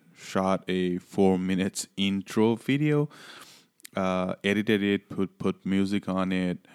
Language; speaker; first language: English; non-native, local second language; Nepali